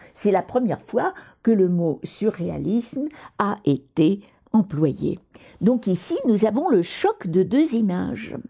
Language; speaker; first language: French; non-native, fluent; Russian